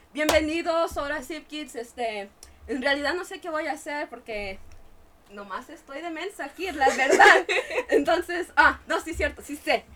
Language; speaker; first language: Spanish; early bilingual, heritage; Spanish